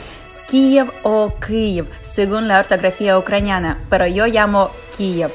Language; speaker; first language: Spanish; non-native, fluent; Ukrainian